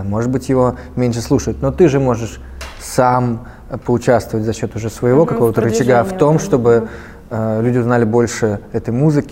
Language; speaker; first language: Russian; native; Russian